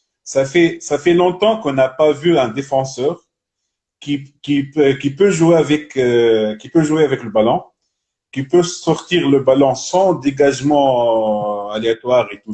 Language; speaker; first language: French; non-native, local second language; Arabic